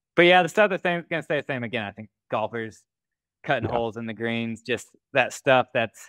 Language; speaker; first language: English; native; English